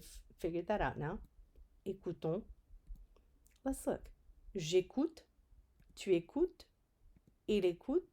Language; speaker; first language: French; non-native, fluent; English